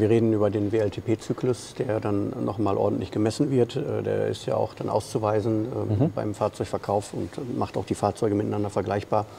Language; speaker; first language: German; native; German